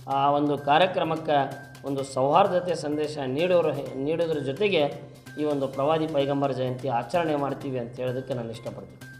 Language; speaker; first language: Kannada; non-native, local second language; Urdu